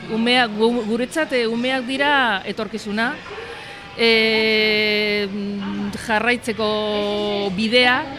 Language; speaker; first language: Basque; native; Basque